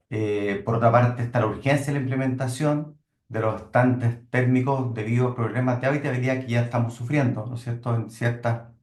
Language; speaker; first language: Spanish; native; Spanish